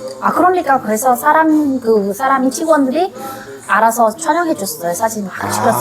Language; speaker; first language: Korean; non-native, learner; Vietnamese